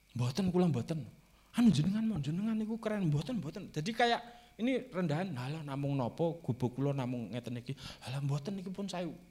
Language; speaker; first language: Indonesian; non-native, local second language; Javanese